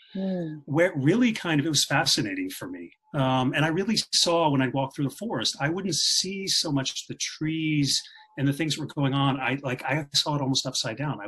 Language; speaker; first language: English; native; English